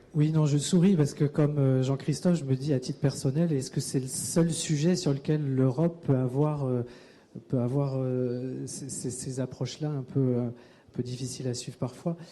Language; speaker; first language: French; native; French